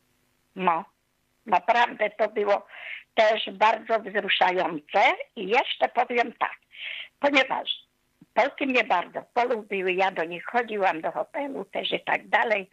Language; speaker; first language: Polish; non-native, fluent; Hungarian